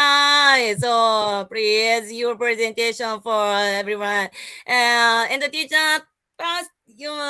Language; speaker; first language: English; non-native, learner; Japanese